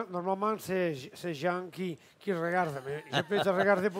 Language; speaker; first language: French; non-native, fluent; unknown